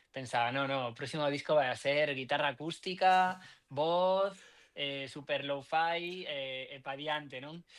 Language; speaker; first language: Galician; non-native, local second language; Spanish